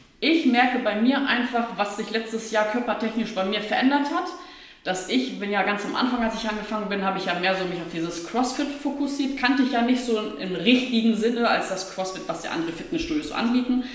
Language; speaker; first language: German; early bilingual, other home language; Portuguese